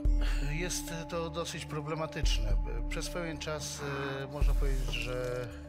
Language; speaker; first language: Polish; native; Polish